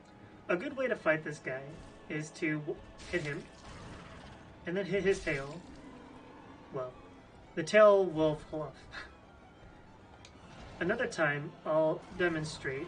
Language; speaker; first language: English; native; English